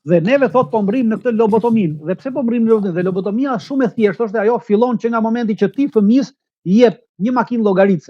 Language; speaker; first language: Albanian; native; Albanian